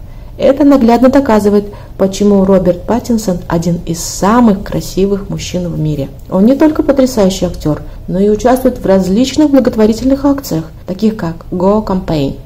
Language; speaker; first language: Russian; native; Russian